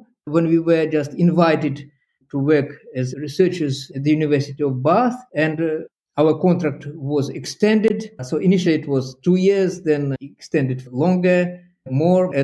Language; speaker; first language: English; non-native, fluent; Russian